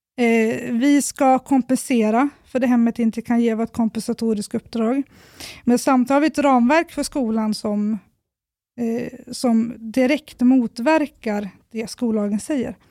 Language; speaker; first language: Swedish; native; Swedish